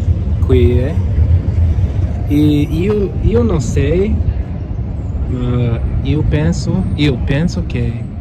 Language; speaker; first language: Italian; non-native, learner; English